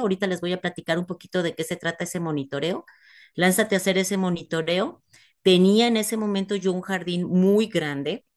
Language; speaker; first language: Spanish; native; Spanish